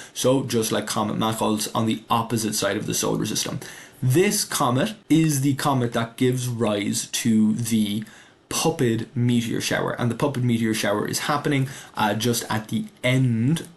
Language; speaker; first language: English; native; English